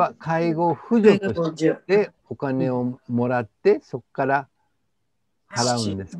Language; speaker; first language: Japanese; native; Japanese